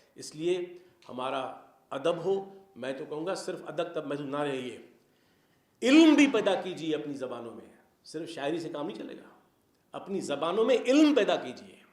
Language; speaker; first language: Urdu; non-native, local second language; Sindhi